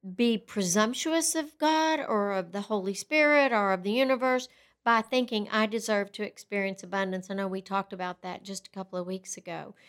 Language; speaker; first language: English; native; English